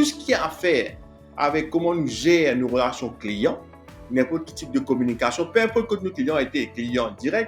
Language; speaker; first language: French; non-native, local second language; Morisyen